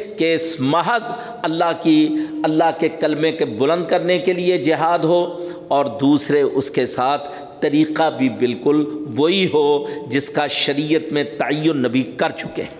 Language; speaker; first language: Urdu; native; Urdu